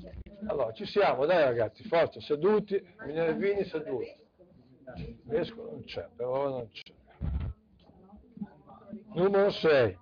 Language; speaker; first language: Italian; native; Italian